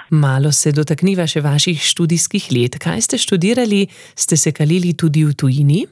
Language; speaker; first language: Slovenian; native; Slovenian